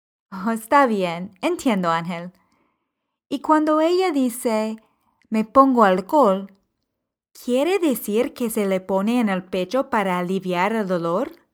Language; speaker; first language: Spanish; non-native, fluent; English